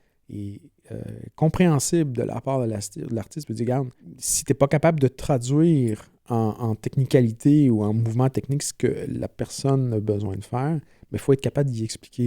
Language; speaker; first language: French; native; French